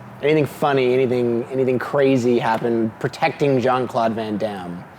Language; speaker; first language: English; native; English